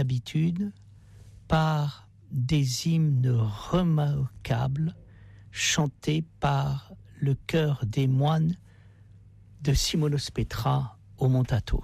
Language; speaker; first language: French; native; French